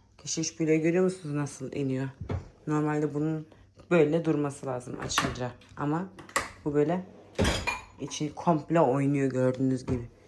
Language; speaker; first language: Turkish; early bilingual, heritage; Turkish